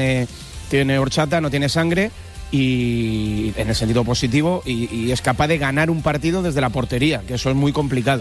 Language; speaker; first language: Spanish; native; Spanish